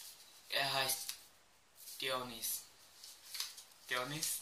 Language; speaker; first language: German; early bilingual, other home language; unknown